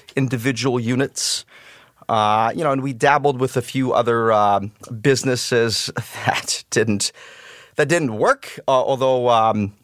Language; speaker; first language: English; early bilingual, other home language; Russian